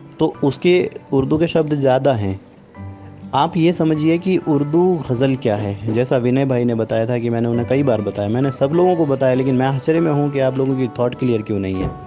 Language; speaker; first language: Hindi; native; Hindi